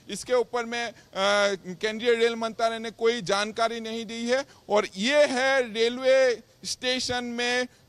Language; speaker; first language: Hindi; non-native, local second language; Assamese